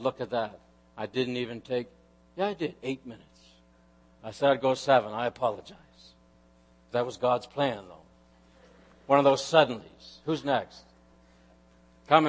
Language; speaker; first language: English; native; English